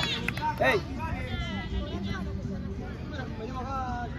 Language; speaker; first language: Spanish; native; Spanish